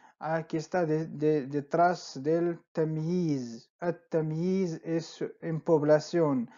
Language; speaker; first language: Spanish; non-native, fluent; Arabic